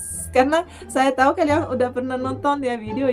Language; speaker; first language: Indonesian; non-native, fluent; Russian